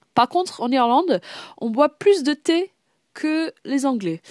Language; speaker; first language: French; non-native, fluent; English